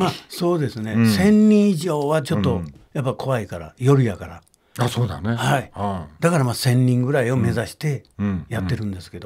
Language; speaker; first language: Japanese; native; Japanese